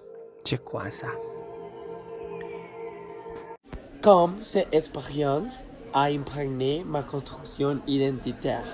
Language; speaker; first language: French; non-native, learner; Spanish